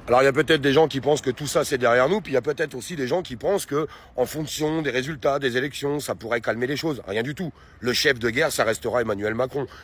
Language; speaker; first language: French; native; French